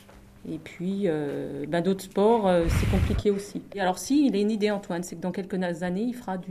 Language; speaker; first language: French; native; French